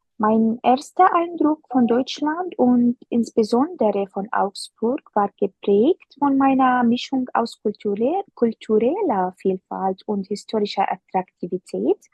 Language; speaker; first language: German; non-native, fluent; Arabic